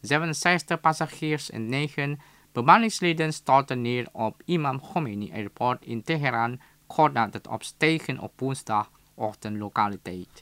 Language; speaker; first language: Dutch; non-native, fluent; Indonesian